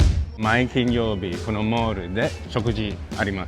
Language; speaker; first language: Japanese; non-native, learner; Chinese